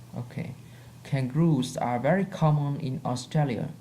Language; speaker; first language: English; non-native, fluent; Vietnamese